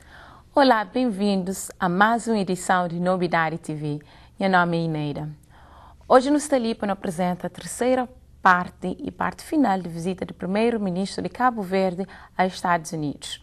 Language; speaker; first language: Portuguese; non-native, local second language; Kabuverdianu